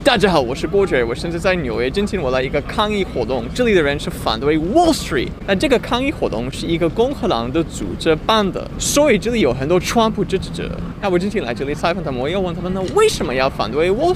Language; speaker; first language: Chinese; non-native, fluent; English